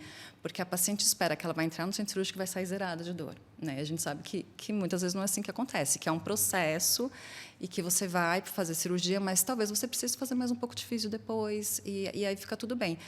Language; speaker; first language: Portuguese; native; Portuguese